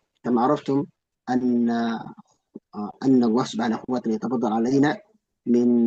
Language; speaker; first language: Arabic; non-native, learner; Indonesian